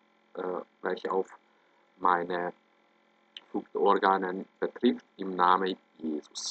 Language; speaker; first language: German; non-native, fluent; Hungarian